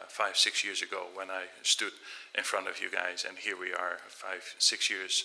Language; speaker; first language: English; non-native, fluent; Dutch